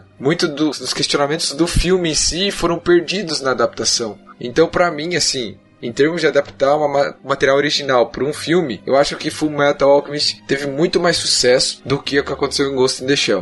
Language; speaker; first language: Portuguese; native; Portuguese